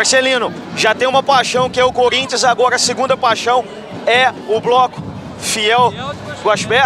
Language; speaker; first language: Portuguese; native; Portuguese